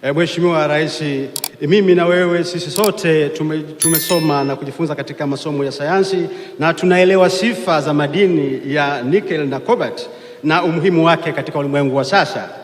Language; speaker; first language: Swahili; native; Swahili